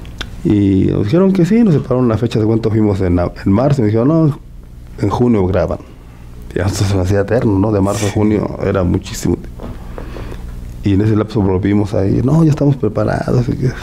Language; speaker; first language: Spanish; native; Spanish